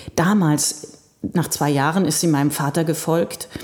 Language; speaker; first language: German; early bilingual, heritage; German